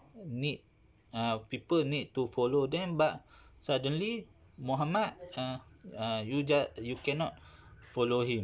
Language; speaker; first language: English; non-native, learner; Malay